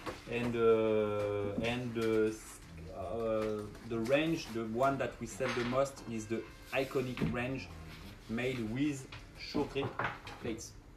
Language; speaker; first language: English; non-native, fluent; French